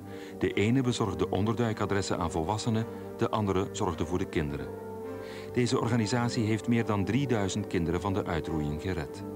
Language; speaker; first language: Dutch; native; Dutch